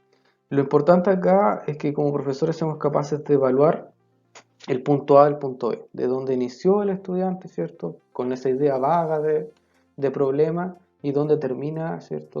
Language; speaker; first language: Spanish; native; Spanish